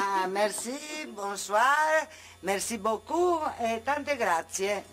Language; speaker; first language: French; non-native, learner; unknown